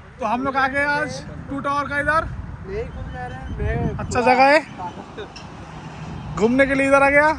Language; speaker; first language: Hindi; non-native, learner; Bangla